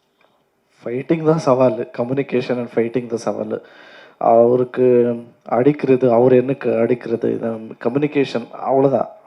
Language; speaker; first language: Tamil; non-native, learner; Kannada